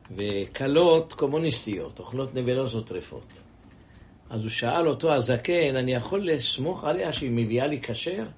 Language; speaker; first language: Hebrew; native; Hebrew